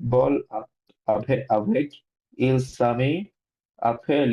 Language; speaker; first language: French; non-native, learner; Bangla